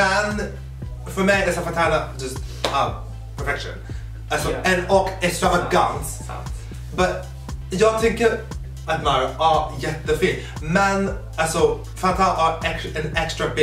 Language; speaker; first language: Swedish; non-native, fluent; English